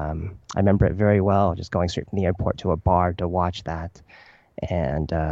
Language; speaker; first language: English; early bilingual, other home language; Chinese